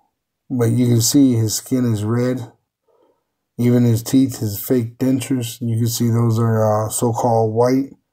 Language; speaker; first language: English; native; English